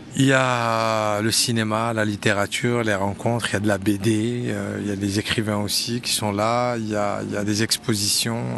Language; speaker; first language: French; native; French